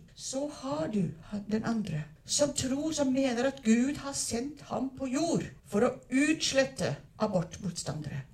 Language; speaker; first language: Norwegian; non-native, fluent; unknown